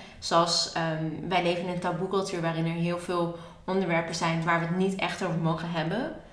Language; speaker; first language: Dutch; early bilingual, other home language; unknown